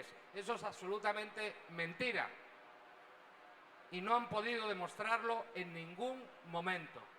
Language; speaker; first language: Spanish; native; Spanish